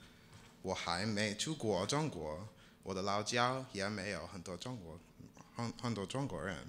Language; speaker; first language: Chinese; non-native, learner; English